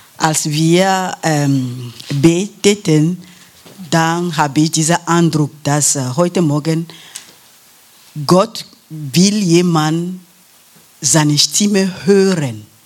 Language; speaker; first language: German; non-native, learner; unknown